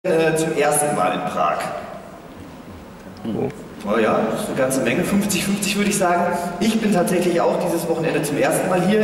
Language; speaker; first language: German; native; German